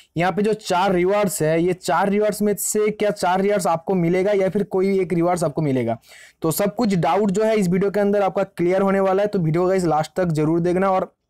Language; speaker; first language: Hindi; native; Hindi